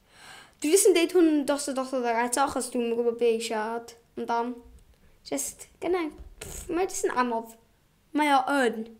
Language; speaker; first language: Welsh; non-native, local second language; English